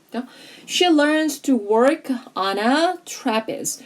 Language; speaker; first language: English; non-native, fluent; Korean